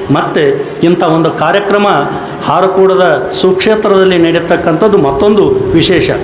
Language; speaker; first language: Kannada; native; Kannada